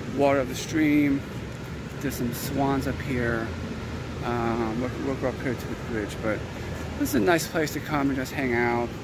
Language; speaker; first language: English; native; English